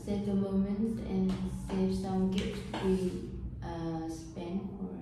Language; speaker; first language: English; non-native, learner; Vietnamese